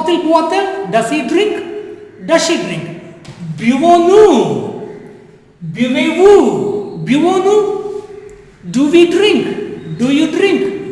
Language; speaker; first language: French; non-native, fluent; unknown